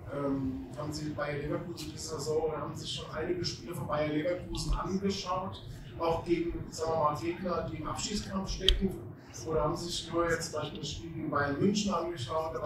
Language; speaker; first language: German; native; German